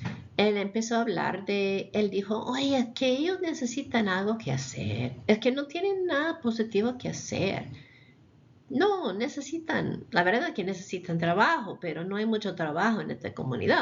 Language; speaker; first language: Spanish; non-native, fluent; English